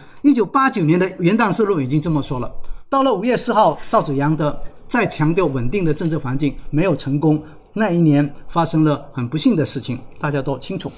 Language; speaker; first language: Chinese; native; Chinese